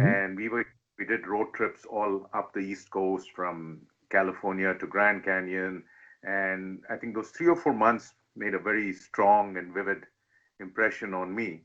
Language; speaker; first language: English; non-native, local second language; Telugu